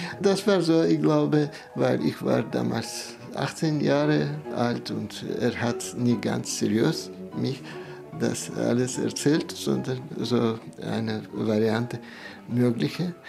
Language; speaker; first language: German; non-native, fluent; Russian